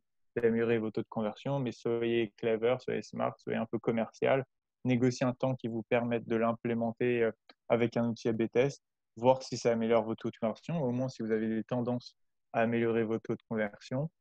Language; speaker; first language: French; native; French